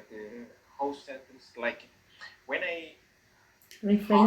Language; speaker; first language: English; non-native, learner; Vietnamese